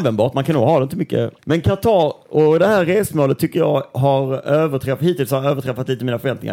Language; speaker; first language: Swedish; native; Swedish